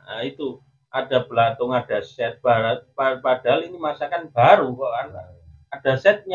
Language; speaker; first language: Indonesian; non-native, local second language; Javanese